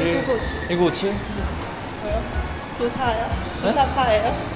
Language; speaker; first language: Korean; non-native, fluent; Cantonese